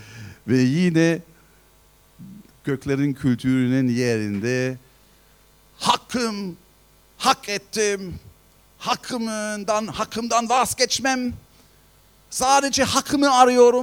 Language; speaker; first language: Turkish; non-native, fluent; German